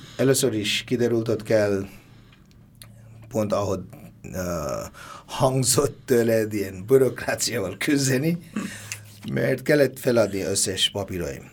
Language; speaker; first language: Hungarian; non-native, learner; Bangla